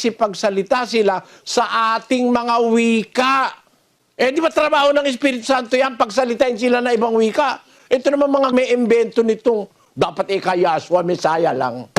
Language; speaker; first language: Filipino; native; Filipino